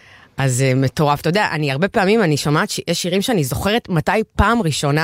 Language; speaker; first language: Hebrew; native; Hebrew